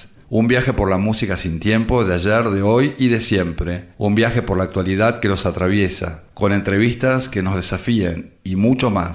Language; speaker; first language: Spanish; native; Spanish